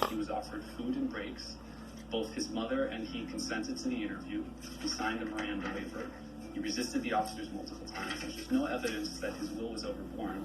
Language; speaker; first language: English; native; English